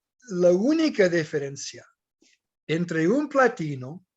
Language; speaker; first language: Portuguese; non-native, learner; English